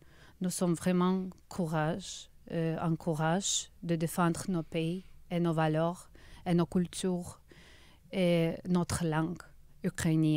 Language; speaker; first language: French; non-native, learner; Ukrainian